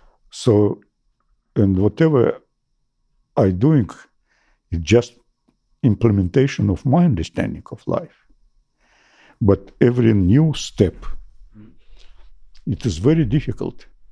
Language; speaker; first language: English; non-native, fluent; Russian